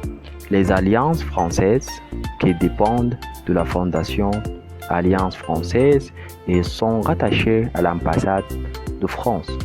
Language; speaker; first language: French; non-native, fluent; Arabic